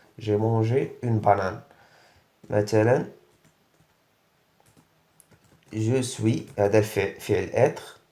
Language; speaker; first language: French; non-native, local second language; Arabic